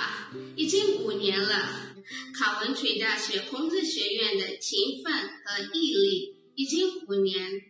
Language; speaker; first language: Chinese; non-native, learner; English